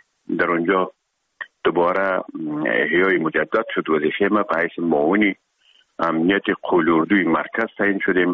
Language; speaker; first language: Persian; native; Persian